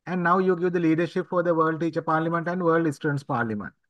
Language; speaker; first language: English; non-native, local second language; Sinhala